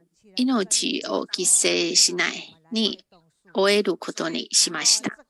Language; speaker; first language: Japanese; non-native, fluent; Chinese